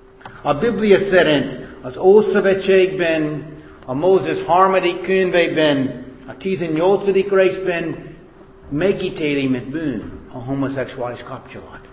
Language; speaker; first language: Hungarian; non-native, fluent; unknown